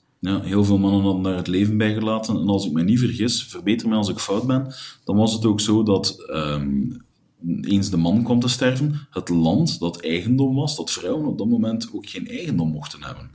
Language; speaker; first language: Dutch; native; Dutch